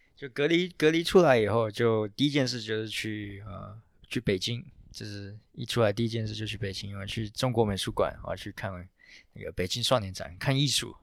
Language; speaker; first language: Chinese; native; Chinese